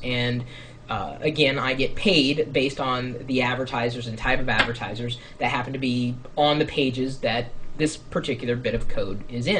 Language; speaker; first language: English; native; English